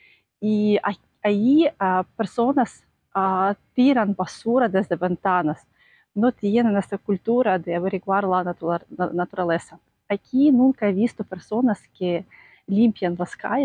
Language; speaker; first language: Spanish; non-native, fluent; Russian